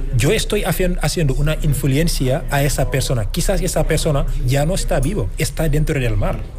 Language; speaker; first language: Spanish; non-native, fluent; Wolof